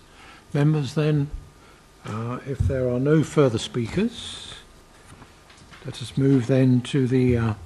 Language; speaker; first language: English; native; English